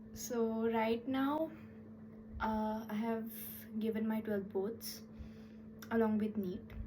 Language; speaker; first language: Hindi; non-native, local second language; Bangla